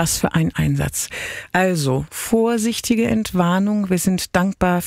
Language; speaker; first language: German; native; German